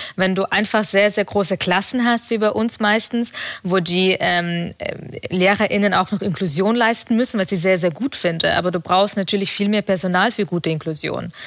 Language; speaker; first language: German; early bilingual, other home language; Russian